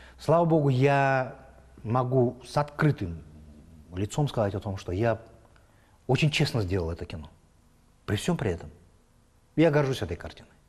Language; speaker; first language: Russian; native; Russian